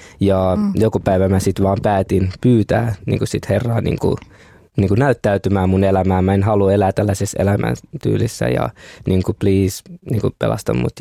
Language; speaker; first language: Finnish; early bilingual, other home language; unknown